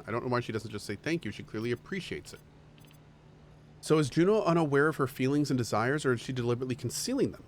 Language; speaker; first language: English; native; English